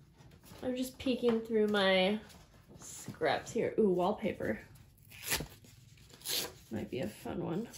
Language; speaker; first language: English; native; English